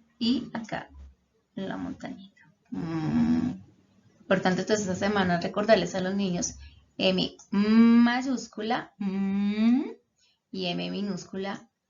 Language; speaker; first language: Spanish; native; Spanish